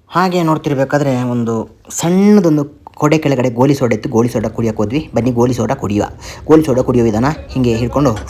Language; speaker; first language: Kannada; non-native, local second language; Tulu